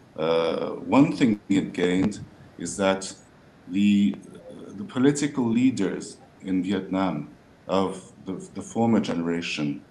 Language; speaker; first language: English; early bilingual, other home language; French